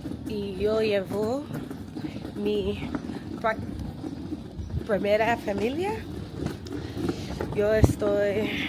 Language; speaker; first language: Spanish; non-native, learner; English